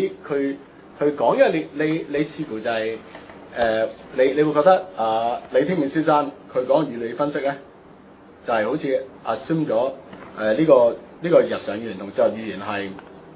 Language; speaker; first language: Chinese; non-native, local second language; Cantonese